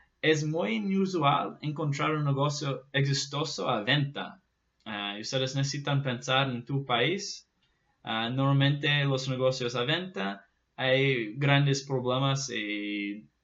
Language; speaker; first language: Spanish; non-native, fluent; Portuguese